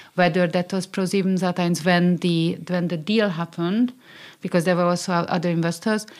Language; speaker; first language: English; non-native, fluent; Hungarian